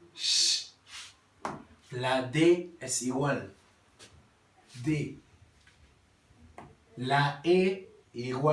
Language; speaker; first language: Spanish; non-native, learner; Haitian Creole